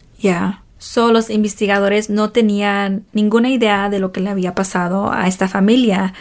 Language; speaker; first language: Spanish; early bilingual, heritage; Spanish